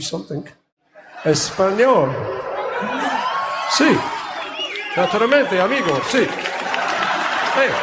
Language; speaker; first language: Spanish; non-native, learner; English